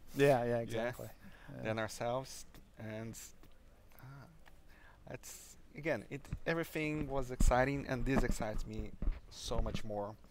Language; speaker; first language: English; non-native, fluent; Portuguese